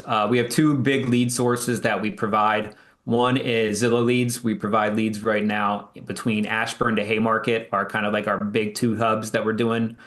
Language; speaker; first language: English; native; English